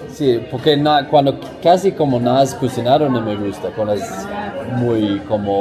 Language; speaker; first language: Spanish; non-native, fluent; Swedish